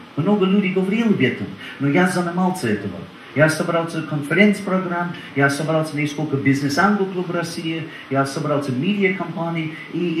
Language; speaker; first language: Russian; non-native, learner; English